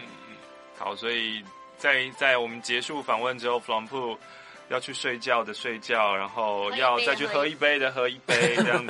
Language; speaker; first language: Chinese; native; Chinese